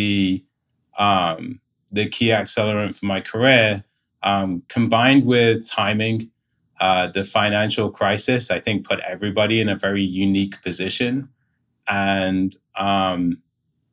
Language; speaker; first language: English; native; English